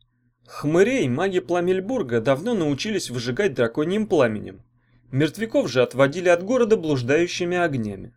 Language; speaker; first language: Russian; native; Russian